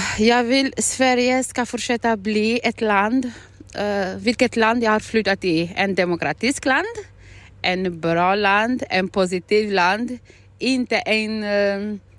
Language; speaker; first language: Swedish; non-native, fluent; Albanian